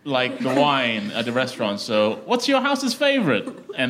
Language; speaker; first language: English; native; English